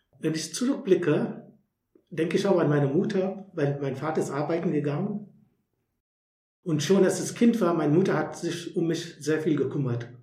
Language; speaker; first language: German; non-native, fluent; Hindi